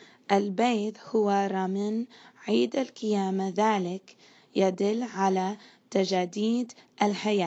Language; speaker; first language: Arabic; non-native, learner; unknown